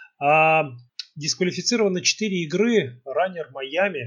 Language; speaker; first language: Russian; native; Russian